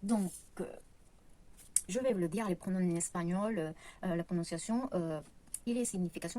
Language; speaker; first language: French; non-native, fluent; Spanish